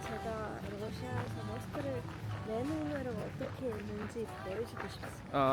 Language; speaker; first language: Korean; non-native, learner; Russian